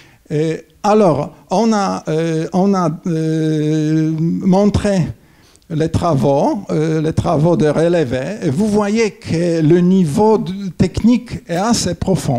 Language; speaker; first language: French; non-native, fluent; Polish